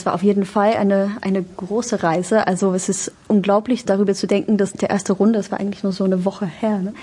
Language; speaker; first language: German; non-native, fluent; English